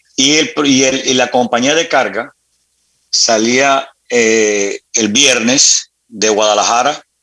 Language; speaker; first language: Spanish; native; Spanish